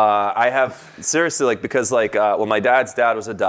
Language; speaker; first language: English; native; English